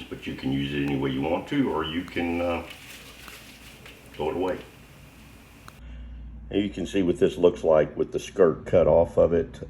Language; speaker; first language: English; native; English